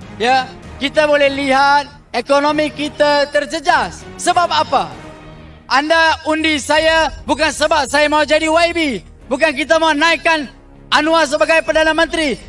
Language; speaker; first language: Malay; non-native, local second language; Tamil